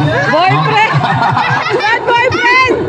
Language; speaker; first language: English; non-native, local second language; Filipino